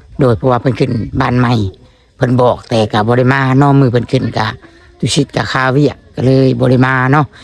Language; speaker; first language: Thai; non-native, local second language; Lao